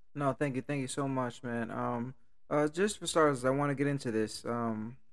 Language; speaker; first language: English; native; English